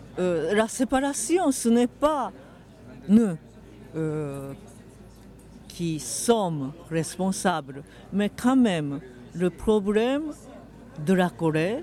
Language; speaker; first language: French; non-native, fluent; Japanese